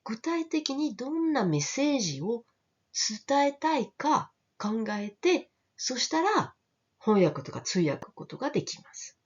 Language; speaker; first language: Japanese; non-native, fluent; French